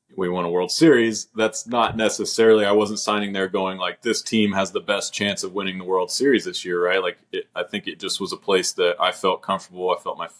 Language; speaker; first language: English; native; English